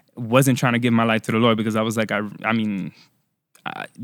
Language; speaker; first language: English; early bilingual, other home language; Spanish